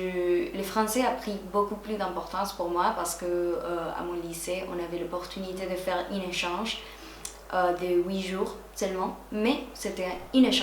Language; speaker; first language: French; non-native, fluent; Spanish